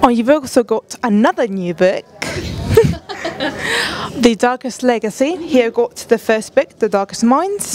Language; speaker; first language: English; non-native, fluent; Spanish